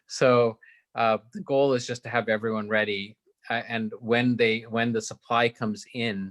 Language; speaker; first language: English; native; English